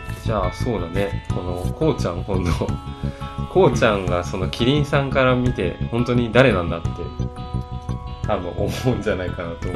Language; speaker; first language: Japanese; native; Japanese